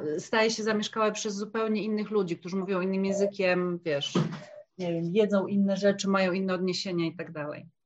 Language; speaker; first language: Polish; native; Polish